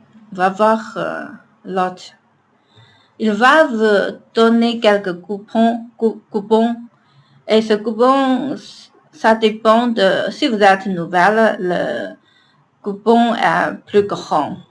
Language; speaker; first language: French; non-native, learner; Chinese